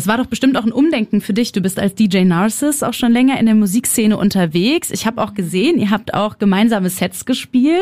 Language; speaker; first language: German; native; German